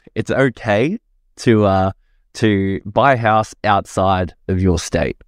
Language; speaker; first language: English; native; English